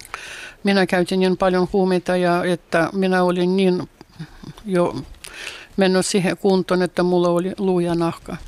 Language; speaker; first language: Finnish; non-native, fluent; Russian